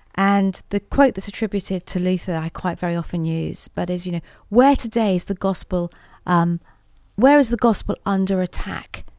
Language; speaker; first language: English; native; English